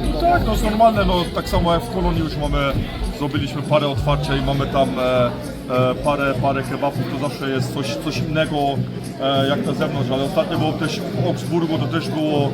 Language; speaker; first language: Polish; early bilingual, heritage; Polish